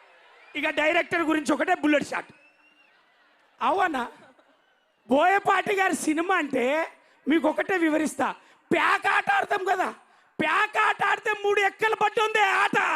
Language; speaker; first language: Telugu; native; Telugu